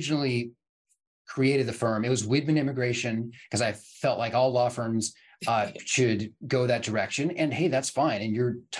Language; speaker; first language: English; native; English